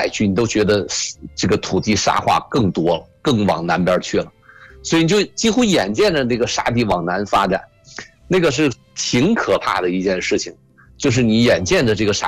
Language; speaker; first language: Chinese; native; Chinese